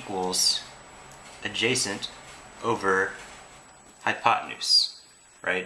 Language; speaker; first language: English; native; English